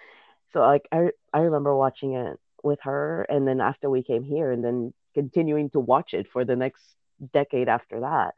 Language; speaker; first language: English; non-native, fluent; Spanish